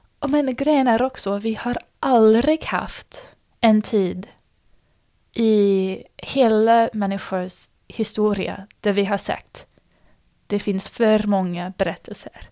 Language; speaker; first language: Swedish; non-native, fluent; English